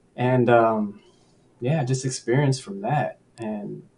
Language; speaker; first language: English; early bilingual, other home language; Spanish